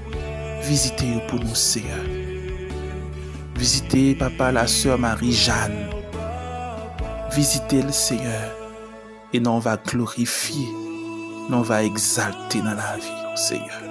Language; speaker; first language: French; non-native, learner; Haitian Creole